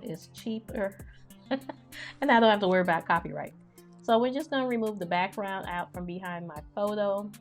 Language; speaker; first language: English; native; English